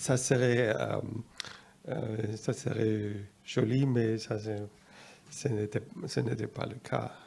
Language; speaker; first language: French; non-native, fluent; German